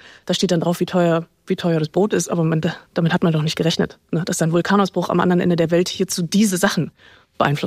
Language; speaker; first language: German; native; German